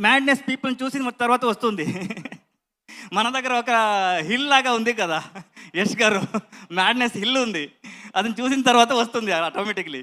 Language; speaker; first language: Telugu; non-native, learner; Kannada